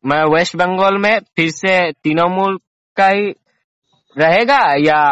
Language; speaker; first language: Hindi; non-native, local second language; Bangla